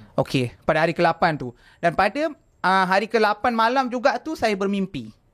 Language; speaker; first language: Malay; non-native, local second language; Tamil